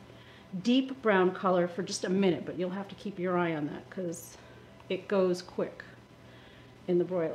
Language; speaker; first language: English; native; English